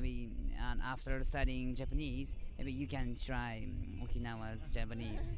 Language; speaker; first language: English; non-native, learner; Japanese